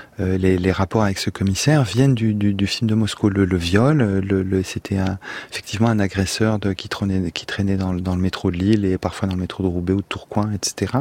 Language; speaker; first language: French; native; French